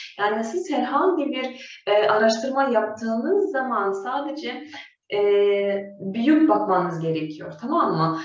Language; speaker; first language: Turkish; non-native, fluent; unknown